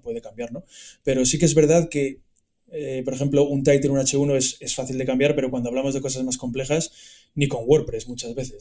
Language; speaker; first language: Spanish; native; Spanish